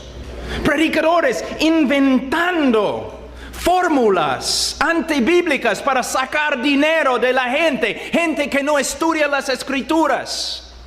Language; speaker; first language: Spanish; non-native, fluent; English